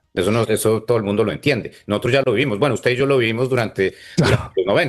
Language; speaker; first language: Spanish; native; Spanish